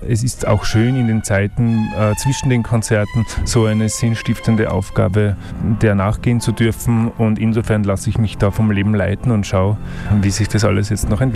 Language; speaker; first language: German; native; German